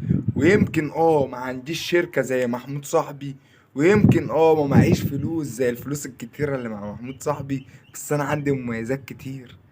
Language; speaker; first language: Arabic; native; Arabic